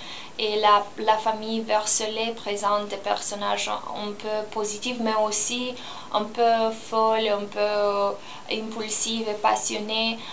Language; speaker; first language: French; non-native, learner; Romanian